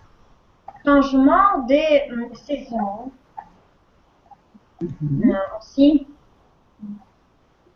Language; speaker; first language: French; non-native, learner; Russian